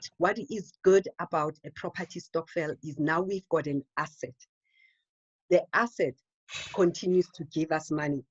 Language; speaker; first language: English; non-native, local second language; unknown